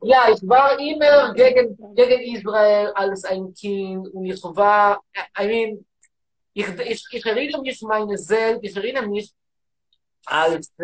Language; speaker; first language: German; non-native, learner; Hebrew